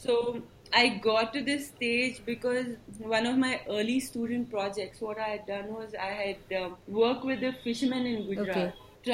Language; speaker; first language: English; non-native, local second language; Tulu